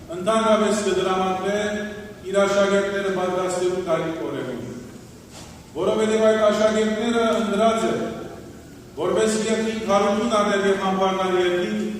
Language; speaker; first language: Armenian; early bilingual, heritage; Armenian